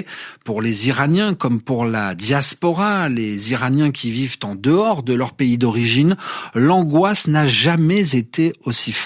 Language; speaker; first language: French; native; French